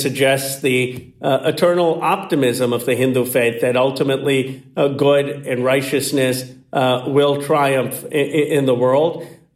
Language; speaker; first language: English; native; English